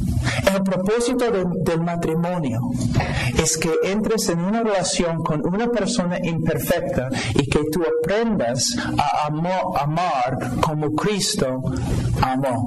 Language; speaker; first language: Spanish; non-native, fluent; English